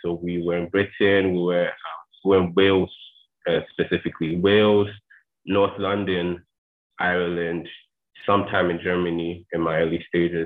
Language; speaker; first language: English; non-native, local second language; Akan